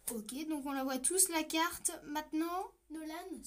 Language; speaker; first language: French; native; French